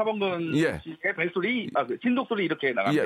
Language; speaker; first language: Korean; native; Korean